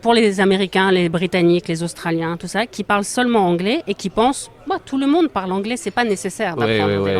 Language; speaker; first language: French; native; French